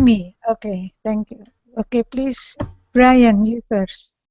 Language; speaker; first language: English; non-native, learner; Indonesian